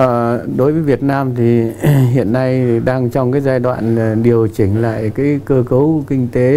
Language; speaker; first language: Vietnamese; native; Vietnamese